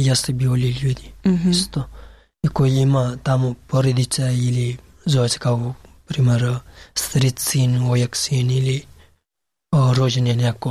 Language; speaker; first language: Serbian; non-native, learner; Pashto